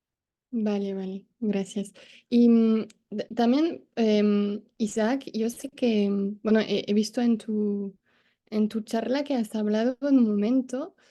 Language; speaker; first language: Spanish; non-native, fluent; French